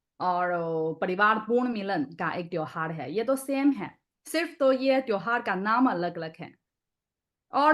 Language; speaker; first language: Hindi; non-native, fluent; Chinese